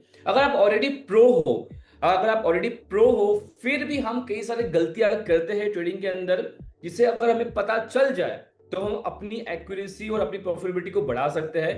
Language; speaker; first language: Hindi; native; Hindi